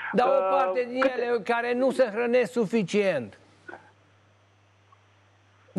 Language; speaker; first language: Romanian; native; Romanian